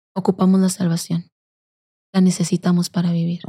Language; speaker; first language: Spanish; native; Spanish